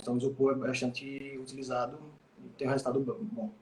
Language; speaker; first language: Portuguese; native; Portuguese